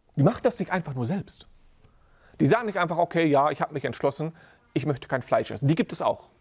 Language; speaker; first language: German; native; German